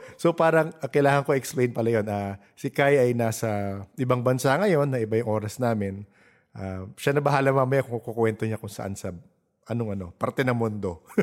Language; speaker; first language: Filipino; native; Filipino